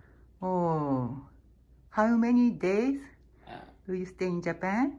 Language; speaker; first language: English; non-native, learner; Japanese